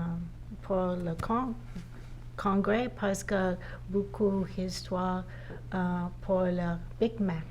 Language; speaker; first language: French; non-native, learner; English